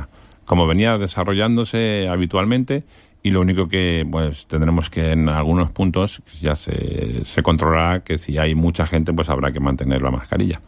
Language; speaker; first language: Spanish; native; Spanish